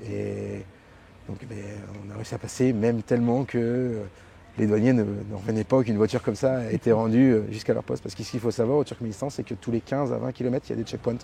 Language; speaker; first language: French; native; French